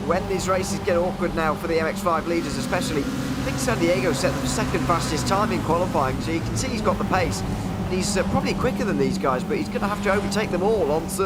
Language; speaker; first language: English; native; English